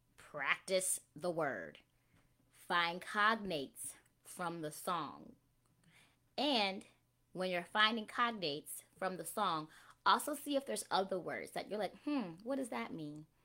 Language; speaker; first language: English; native; English